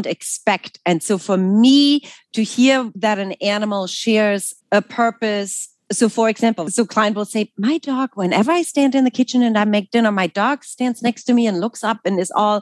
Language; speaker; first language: English; non-native, fluent; German